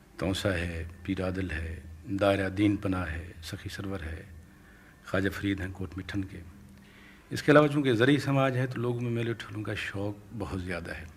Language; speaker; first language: Urdu; non-native, local second language; Saraiki